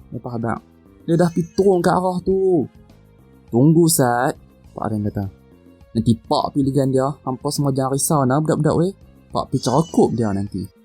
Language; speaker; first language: Malay; native; Malay